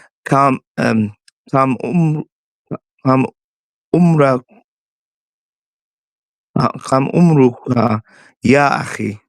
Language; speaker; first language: Arabic; non-native, learner; English